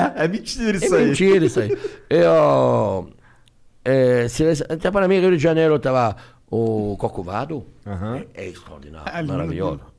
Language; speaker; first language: Portuguese; non-native, fluent; French